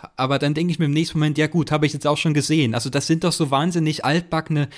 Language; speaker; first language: German; native; German